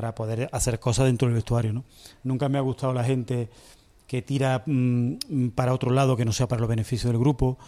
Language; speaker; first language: Spanish; native; Spanish